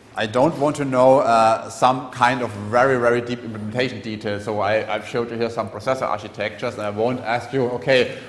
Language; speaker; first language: English; non-native, fluent; German